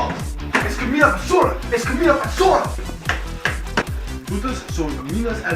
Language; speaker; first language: Spanish; non-native, learner; English